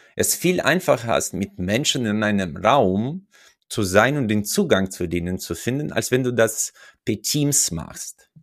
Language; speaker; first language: German; non-native, fluent; Russian